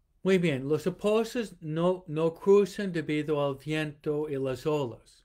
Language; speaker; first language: Spanish; non-native, fluent; English